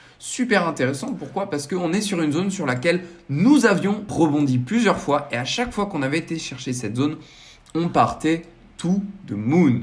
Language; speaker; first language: French; native; French